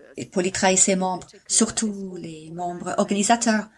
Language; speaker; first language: French; non-native, fluent; Cantonese